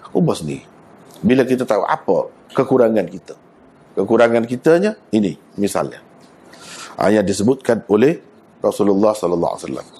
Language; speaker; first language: Malay; native; Malay